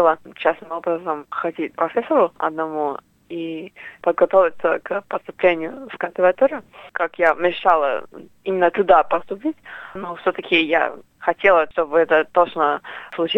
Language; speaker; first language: Russian; non-native, fluent; English